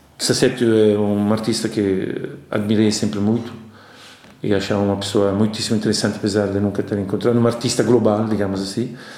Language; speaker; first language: Portuguese; non-native, fluent; Italian